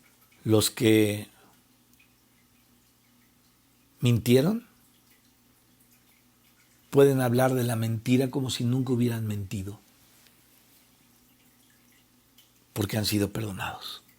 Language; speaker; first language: Spanish; native; Spanish